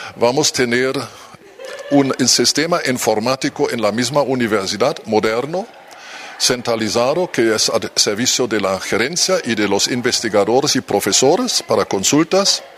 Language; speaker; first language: Spanish; non-native, fluent; German